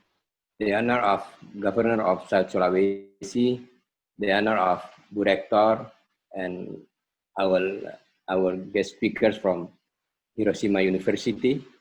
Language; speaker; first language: English; non-native, fluent; Indonesian